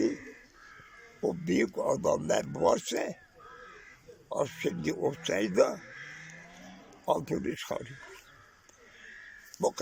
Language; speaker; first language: Turkish; non-native, local second language; Kurdish